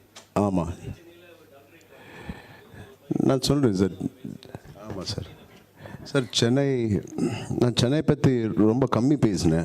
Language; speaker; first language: Tamil; non-native, local second language; Telugu